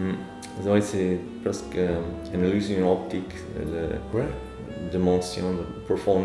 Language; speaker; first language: French; non-native, fluent; English